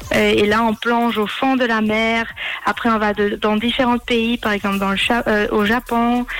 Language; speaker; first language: French; early bilingual, heritage; German